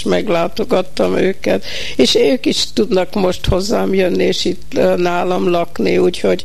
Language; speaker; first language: Hungarian; early bilingual, heritage; Hungarian